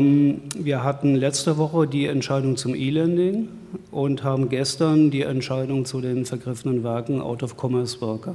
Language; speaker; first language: German; native; German